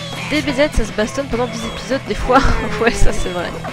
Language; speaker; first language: French; native; French